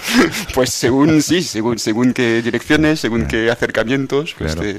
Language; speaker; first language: Spanish; non-native, fluent; French